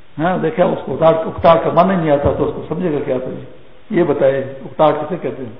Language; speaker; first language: Urdu; non-native, local second language; Pashto